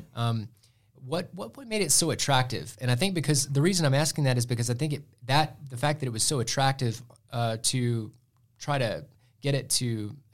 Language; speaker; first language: English; native; English